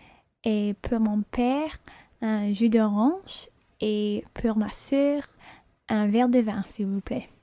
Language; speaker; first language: French; non-native, learner; English